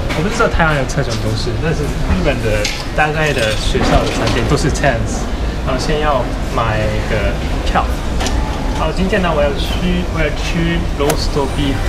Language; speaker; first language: Chinese; non-native, fluent; Japanese